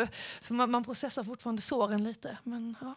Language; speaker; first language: Swedish; native; Swedish